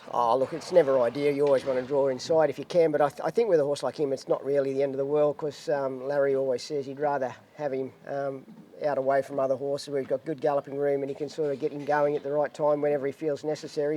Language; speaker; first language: English; native; English